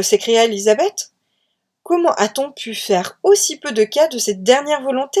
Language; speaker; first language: French; native; French